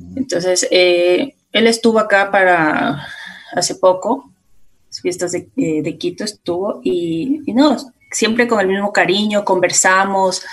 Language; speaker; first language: Spanish; native; Spanish